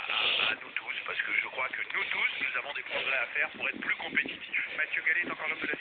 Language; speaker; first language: French; native; French